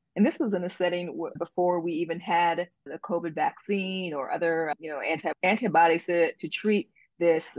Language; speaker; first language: English; native; English